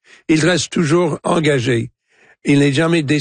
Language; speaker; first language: French; non-native, local second language; English